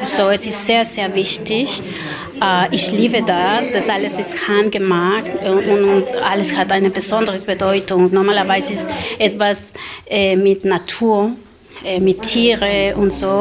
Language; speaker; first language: German; non-native, learner; Spanish